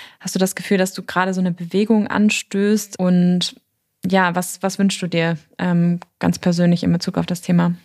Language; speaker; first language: German; native; German